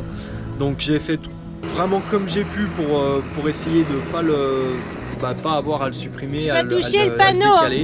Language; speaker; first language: French; native; French